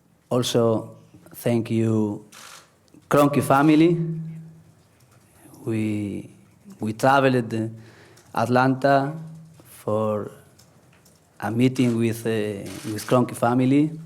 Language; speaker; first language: English; non-native, learner; Spanish